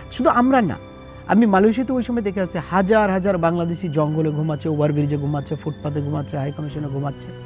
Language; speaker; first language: Bangla; native; Bangla